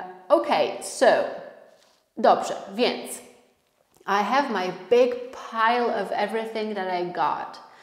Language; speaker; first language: English; non-native, fluent; Polish